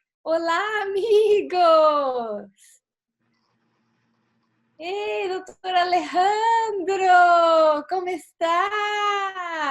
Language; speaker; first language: Portuguese; non-native, learner; Spanish